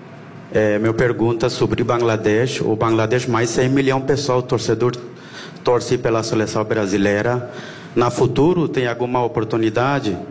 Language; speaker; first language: Portuguese; non-native, learner; Bangla